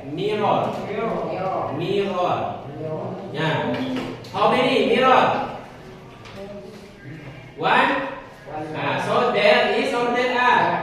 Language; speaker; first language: English; non-native, learner; Indonesian